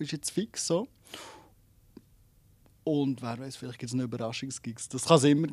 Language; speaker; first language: German; native; German